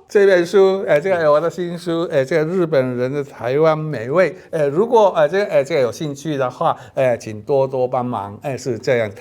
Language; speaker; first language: Chinese; non-native, fluent; Japanese